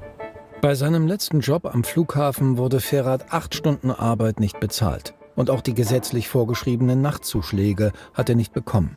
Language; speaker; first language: German; native; German